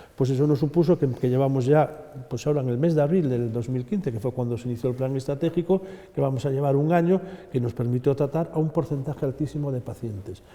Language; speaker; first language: Spanish; native; Spanish